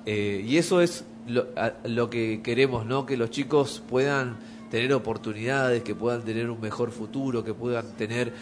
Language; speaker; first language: Spanish; native; Spanish